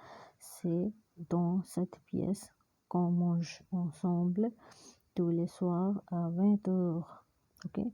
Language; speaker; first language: French; non-native, fluent; Hindi